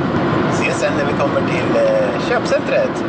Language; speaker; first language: Swedish; native; Swedish